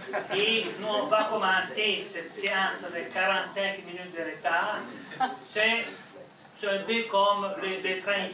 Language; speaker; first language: French; non-native, fluent; Italian